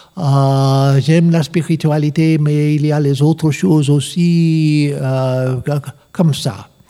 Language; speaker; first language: French; non-native, learner; English